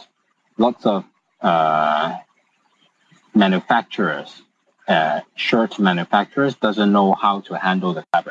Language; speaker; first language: English; non-native, local second language; Cantonese